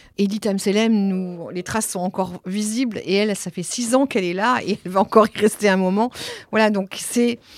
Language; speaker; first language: French; early bilingual, other home language; Italian